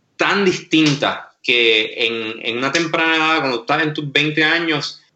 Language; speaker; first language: Spanish; native; Spanish